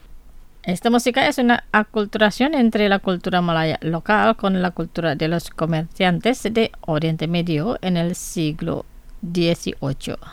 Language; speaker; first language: Spanish; non-native, fluent; Indonesian